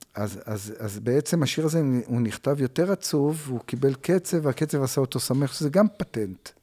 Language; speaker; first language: Hebrew; native; Hebrew